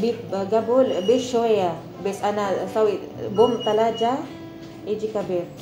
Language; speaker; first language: Arabic; non-native, learner; Filipino